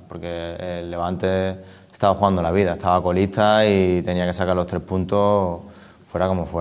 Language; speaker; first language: Spanish; native; Spanish